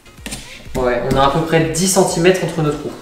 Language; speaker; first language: French; native; French